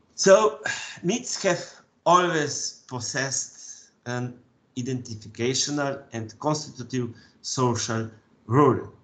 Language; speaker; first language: English; non-native, fluent; Slovenian